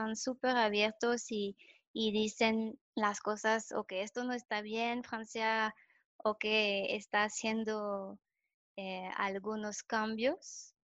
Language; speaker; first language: Spanish; non-native, fluent; French